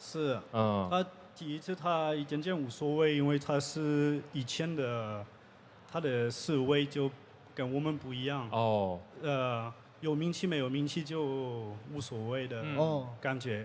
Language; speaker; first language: Chinese; non-native, learner; French